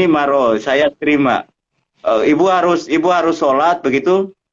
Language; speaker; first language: Indonesian; native; Indonesian